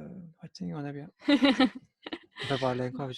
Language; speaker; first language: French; non-native, learner; Turkish